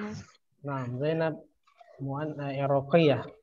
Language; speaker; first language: Arabic; non-native, fluent; Indonesian